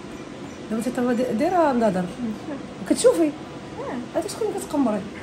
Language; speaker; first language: Arabic; native; Arabic